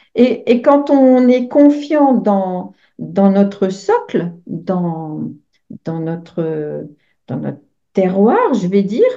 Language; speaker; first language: French; native; French